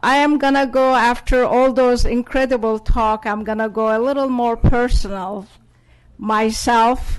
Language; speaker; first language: English; non-native, fluent; Turkish